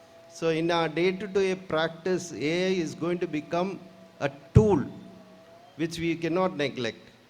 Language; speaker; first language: English; non-native, local second language; Malayalam